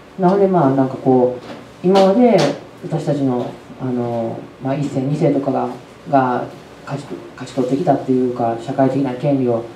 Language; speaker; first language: Japanese; native; Japanese